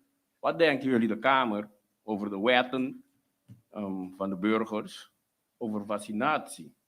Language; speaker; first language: Dutch; non-native, local second language; Papiamento